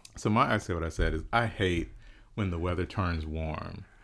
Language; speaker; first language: English; early bilingual, other home language; Yoruba